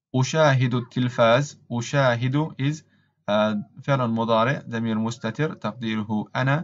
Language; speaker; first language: Arabic; non-native, learner; English